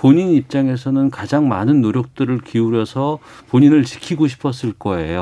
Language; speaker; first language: Korean; native; Korean